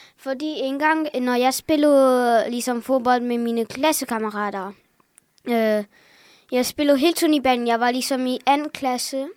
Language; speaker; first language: Danish; early bilingual, other home language; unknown